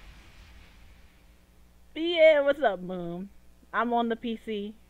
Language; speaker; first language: English; native; English